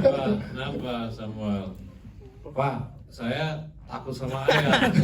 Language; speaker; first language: Indonesian; non-native, fluent; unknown